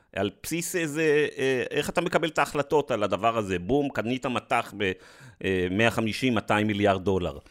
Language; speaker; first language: Hebrew; native; Hebrew